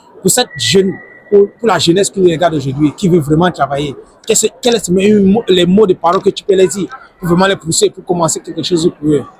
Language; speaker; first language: French; non-native, local second language; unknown